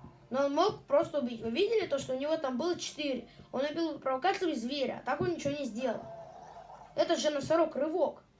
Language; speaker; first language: Russian; native; Russian